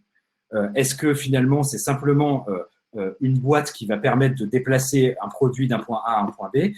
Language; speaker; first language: French; native; French